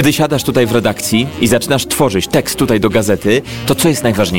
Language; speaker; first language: Polish; native; Polish